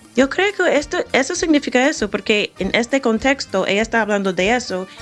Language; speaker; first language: Spanish; non-native, fluent; English